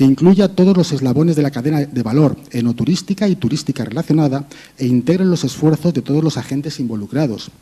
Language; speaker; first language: Spanish; native; Spanish